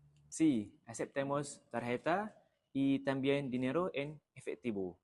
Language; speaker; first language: Spanish; non-native, learner; Malay